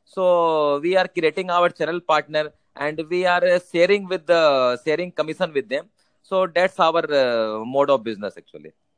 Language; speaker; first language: English; non-native, local second language; Hindi